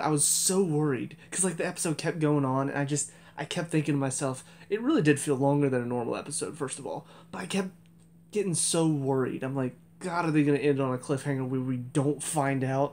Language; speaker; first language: English; native; English